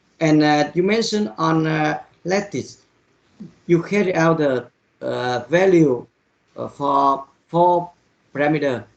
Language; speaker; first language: English; non-native, learner; Vietnamese